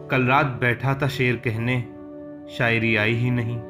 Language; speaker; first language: Hindi; native; Hindi